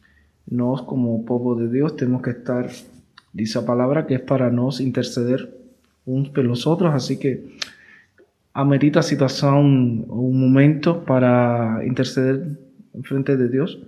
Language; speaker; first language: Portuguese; non-native, learner; Spanish